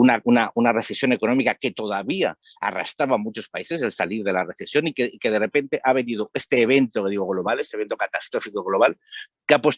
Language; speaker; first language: Spanish; native; Spanish